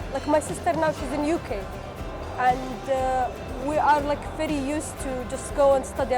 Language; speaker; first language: English; non-native, fluent; Arabic